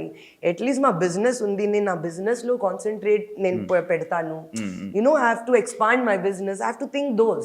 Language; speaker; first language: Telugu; non-native, fluent; Hindi